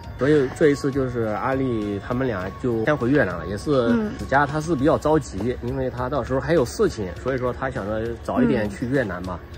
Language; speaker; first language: Chinese; native; Chinese